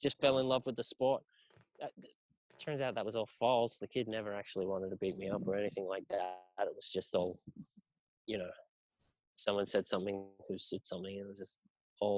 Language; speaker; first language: English; native; English